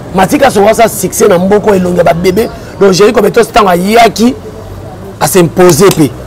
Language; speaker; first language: Lingala; non-native, local second language; Luba-Lulua